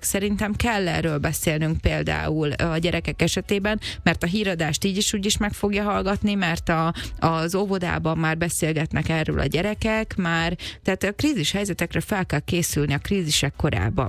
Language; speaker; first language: Hungarian; native; Hungarian